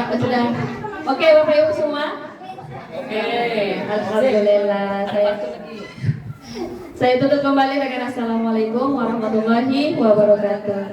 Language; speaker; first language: Indonesian; native; Indonesian